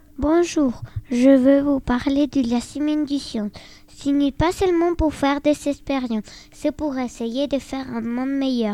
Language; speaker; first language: French; non-native, learner; Spanish